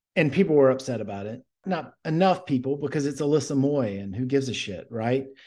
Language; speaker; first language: English; native; English